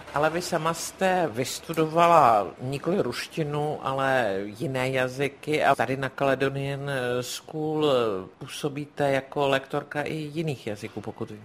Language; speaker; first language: Czech; native; Czech